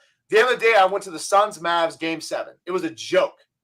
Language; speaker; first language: English; native; English